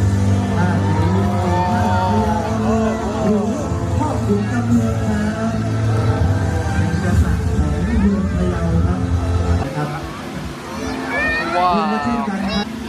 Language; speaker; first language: Thai; native; Thai